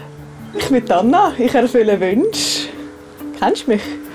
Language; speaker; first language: German; native; German